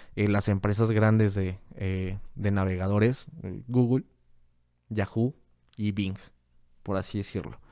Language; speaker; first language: Spanish; native; Spanish